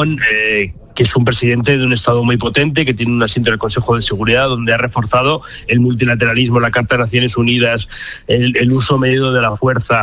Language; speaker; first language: Spanish; native; Spanish